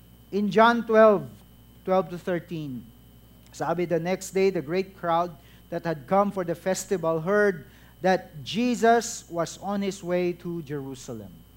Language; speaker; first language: English; non-native, local second language; Filipino